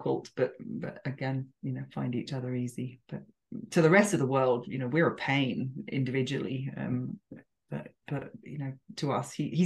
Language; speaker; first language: English; native; English